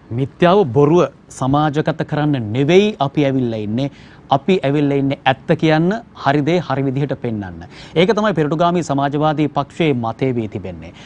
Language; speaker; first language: Sinhala; native; Sinhala